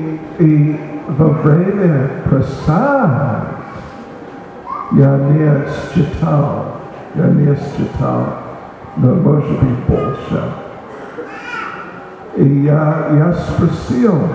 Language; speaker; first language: Russian; non-native, learner; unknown